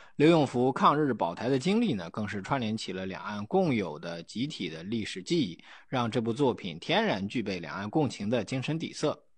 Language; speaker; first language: Chinese; native; Chinese